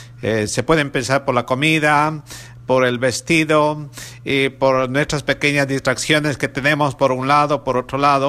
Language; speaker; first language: Spanish; native; Spanish